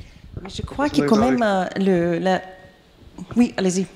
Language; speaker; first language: French; non-native, fluent; Greek